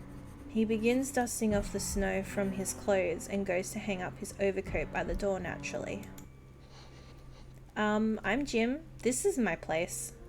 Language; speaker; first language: English; native; English